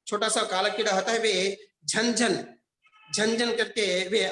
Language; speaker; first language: Hindi; non-native, local second language; Telugu